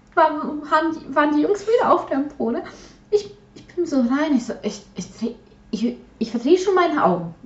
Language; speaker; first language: German; early bilingual, other home language; Polish